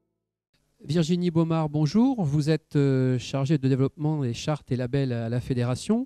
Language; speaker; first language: French; native; French